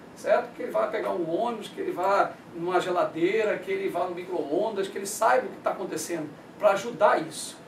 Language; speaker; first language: Portuguese; native; Portuguese